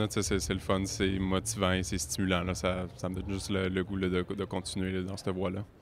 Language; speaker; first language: French; native; French